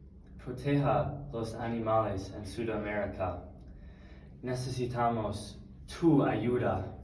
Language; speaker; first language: Spanish; non-native, learner; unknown